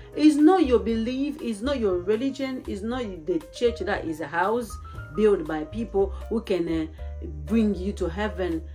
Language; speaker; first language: English; non-native, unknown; Lingala